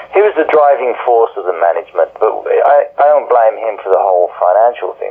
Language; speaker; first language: English; native; English